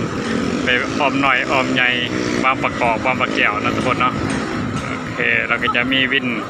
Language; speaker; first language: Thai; non-native, local second language; Lao